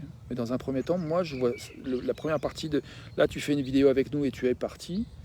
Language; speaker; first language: French; native; French